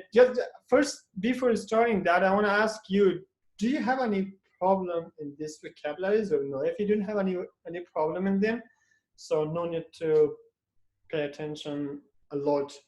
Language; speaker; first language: English; non-native, fluent; Persian